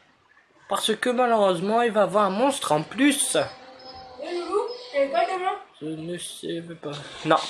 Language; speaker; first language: French; native; French